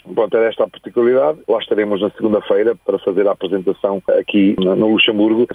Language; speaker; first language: Portuguese; native; Portuguese